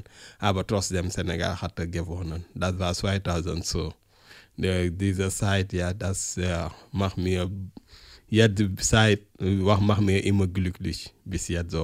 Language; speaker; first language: German; non-native, learner; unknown